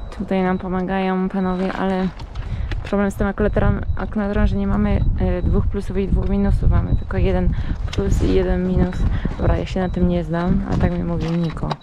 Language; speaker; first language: Polish; native; Polish